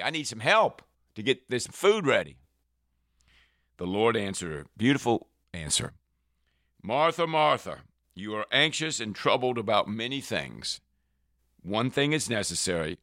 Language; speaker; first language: English; native; English